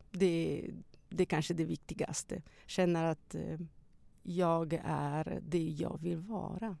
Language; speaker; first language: Swedish; non-native, fluent; Italian